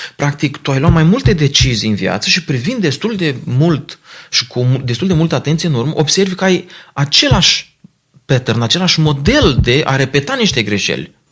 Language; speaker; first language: Romanian; native; Romanian